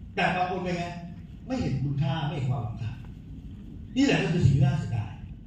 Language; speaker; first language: Thai; native; Thai